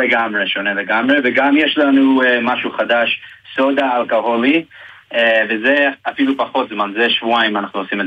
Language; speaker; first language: Hebrew; non-native, fluent; English